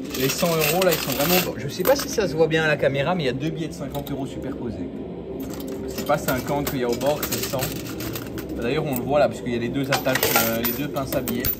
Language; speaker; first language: French; native; French